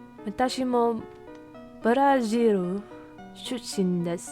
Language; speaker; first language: Japanese; non-native, learner; English